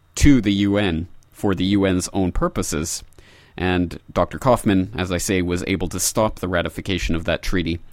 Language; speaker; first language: English; native; English